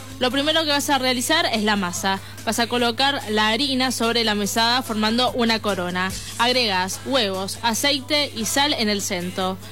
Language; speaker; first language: Spanish; native; Spanish